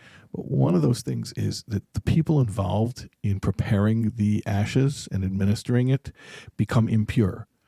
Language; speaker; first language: English; native; English